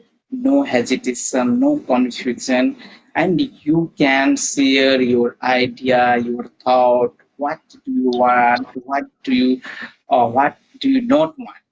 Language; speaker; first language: English; non-native, learner; Maithili